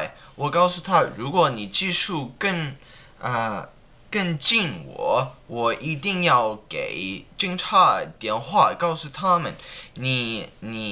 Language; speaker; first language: Chinese; non-native, learner; English